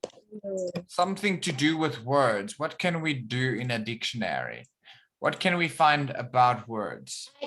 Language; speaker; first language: English; non-native, fluent; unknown